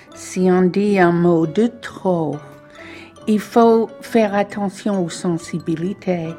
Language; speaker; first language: French; non-native, fluent; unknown